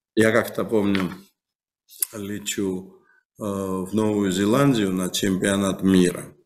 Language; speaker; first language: Russian; non-native, local second language; Georgian